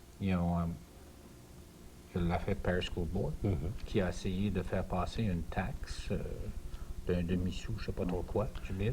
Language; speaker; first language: French; native; French